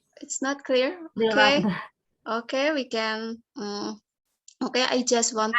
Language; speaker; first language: English; non-native, learner; Indonesian